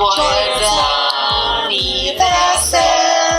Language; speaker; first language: French; non-native, learner; English